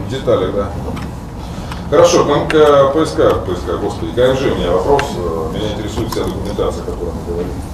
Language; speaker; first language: Russian; native; Russian